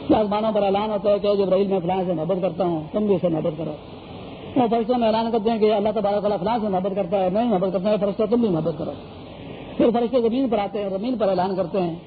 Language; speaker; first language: Urdu; non-native, local second language; Pashto